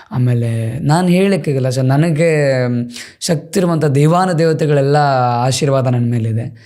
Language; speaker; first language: Kannada; native; Kannada